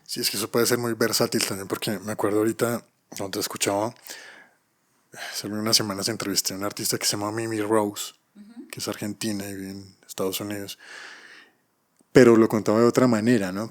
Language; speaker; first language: Spanish; native; Spanish